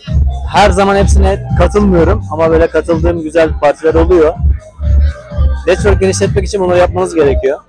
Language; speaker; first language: Turkish; native; Turkish